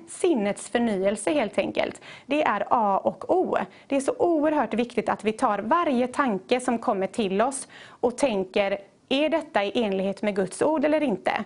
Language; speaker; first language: Swedish; native; Swedish